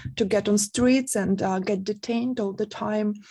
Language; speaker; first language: English; non-native, fluent; Russian